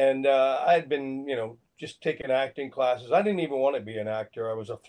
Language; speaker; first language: English; native; English